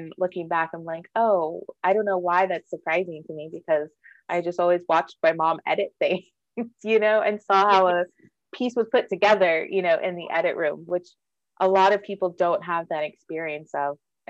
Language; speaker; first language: English; native; English